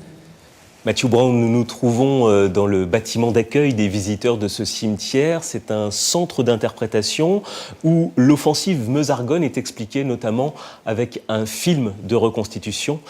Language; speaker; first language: French; native; French